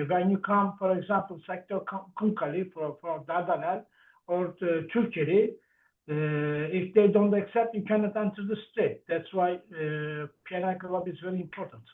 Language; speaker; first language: English; non-native, learner; Turkish